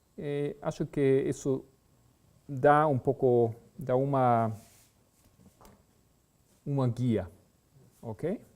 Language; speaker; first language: Portuguese; non-native, fluent; Spanish